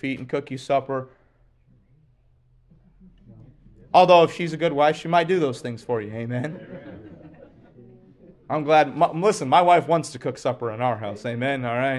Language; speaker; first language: English; native; English